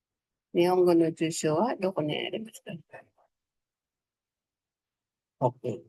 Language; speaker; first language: Japanese; non-native, fluent; Filipino